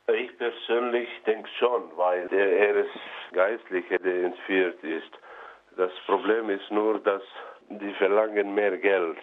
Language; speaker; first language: German; non-native, fluent; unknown